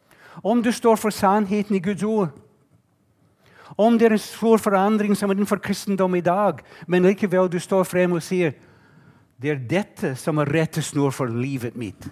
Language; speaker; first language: Norwegian; non-native, fluent; English